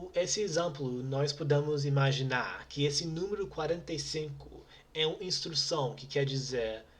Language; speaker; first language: Portuguese; non-native, fluent; English